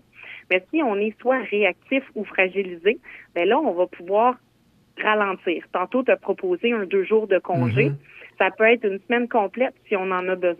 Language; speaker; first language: French; native; French